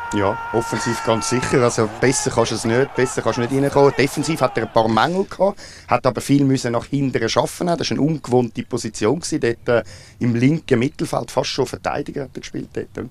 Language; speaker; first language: German; native; German